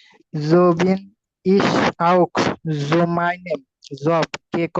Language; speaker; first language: German; non-native, learner; Bangla